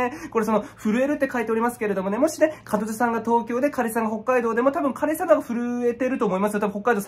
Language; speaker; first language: Japanese; native; Japanese